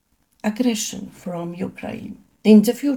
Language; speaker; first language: English; non-native, learner; Polish